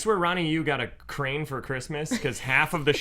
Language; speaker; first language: English; native; English